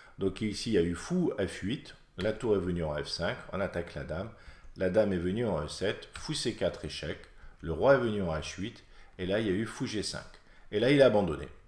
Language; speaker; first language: French; native; French